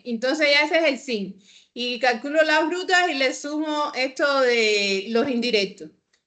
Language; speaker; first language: Spanish; native; Spanish